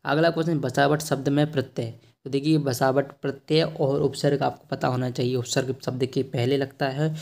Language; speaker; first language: Hindi; native; Hindi